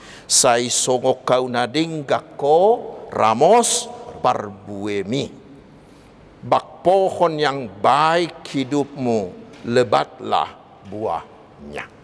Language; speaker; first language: Indonesian; non-native, local second language; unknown